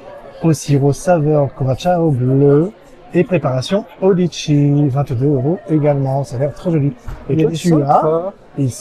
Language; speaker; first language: French; native; French